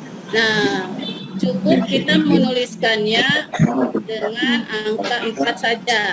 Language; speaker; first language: Indonesian; native; Indonesian